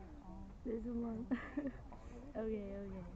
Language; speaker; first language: English; non-native, learner; Chinese